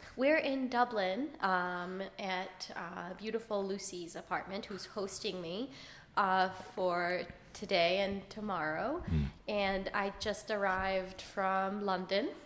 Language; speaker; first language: English; early bilingual, other home language; Hebrew